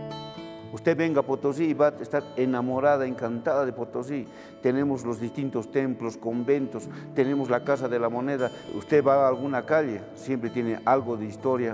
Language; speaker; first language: Spanish; native; Spanish